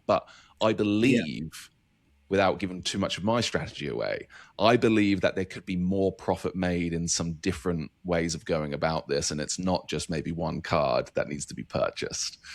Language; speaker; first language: English; native; English